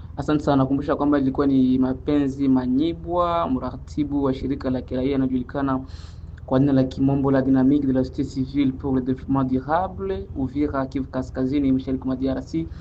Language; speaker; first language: Swahili; native; Swahili